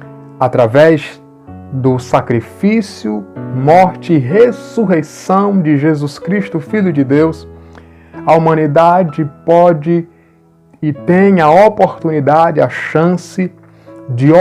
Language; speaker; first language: Portuguese; native; Portuguese